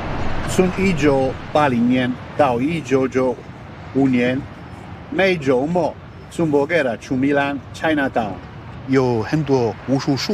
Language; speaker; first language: Chinese; non-native, learner; Italian